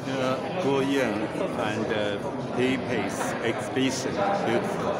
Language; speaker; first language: English; non-native, learner; Chinese